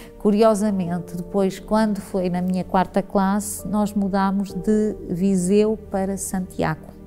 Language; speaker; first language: Portuguese; native; Portuguese